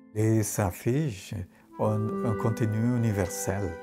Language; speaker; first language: French; non-native, fluent; Spanish